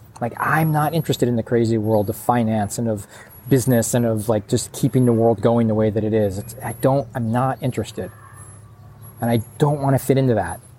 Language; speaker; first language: English; native; English